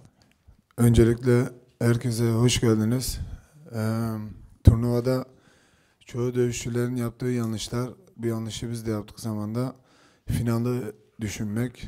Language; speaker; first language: Turkish; early bilingual, heritage; Turkish